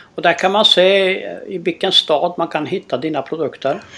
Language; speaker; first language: Swedish; native; Swedish